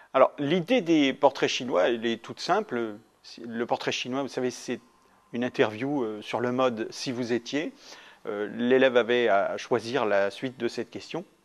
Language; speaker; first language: French; native; French